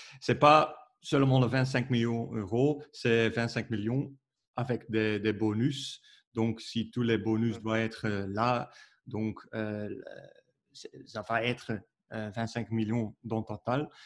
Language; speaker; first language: French; non-native, learner; Dutch